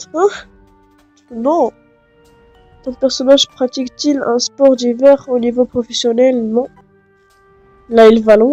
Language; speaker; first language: French; non-native, local second language; Arabic